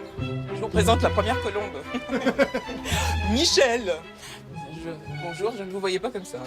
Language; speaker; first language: French; native; French